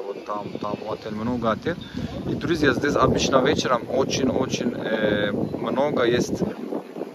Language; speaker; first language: Russian; non-native, learner; Turkish